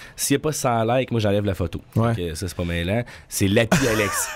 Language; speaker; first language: French; native; French